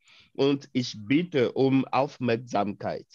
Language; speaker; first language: German; non-native, fluent; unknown